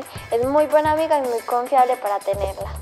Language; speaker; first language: Spanish; native; Spanish